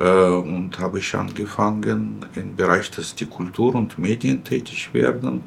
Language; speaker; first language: German; non-native, fluent; Russian